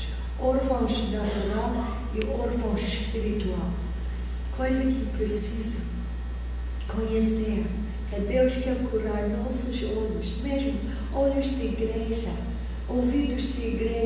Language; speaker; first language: Portuguese; non-native, fluent; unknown